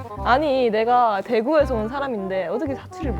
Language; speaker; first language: Korean; native; Korean